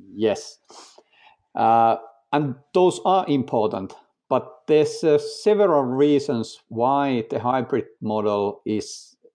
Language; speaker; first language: English; non-native, fluent; Finnish